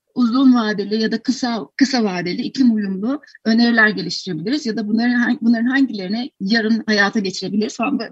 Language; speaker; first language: Turkish; native; Turkish